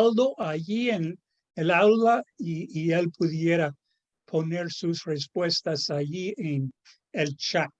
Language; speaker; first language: Spanish; non-native, fluent; English